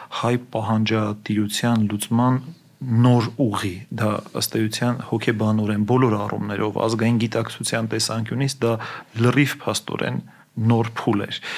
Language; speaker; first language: Armenian; native; Armenian